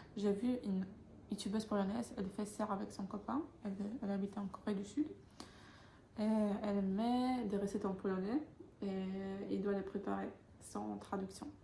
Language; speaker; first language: French; non-native, fluent; Polish